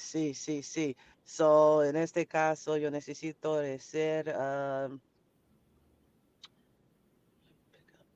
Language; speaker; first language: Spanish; non-native, learner; English